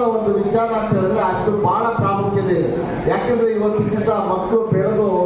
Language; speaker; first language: Kannada; non-native, local second language; Marathi